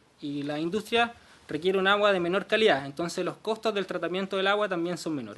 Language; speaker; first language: Spanish; native; Spanish